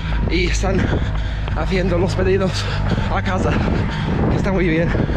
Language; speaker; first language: Spanish; non-native, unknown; English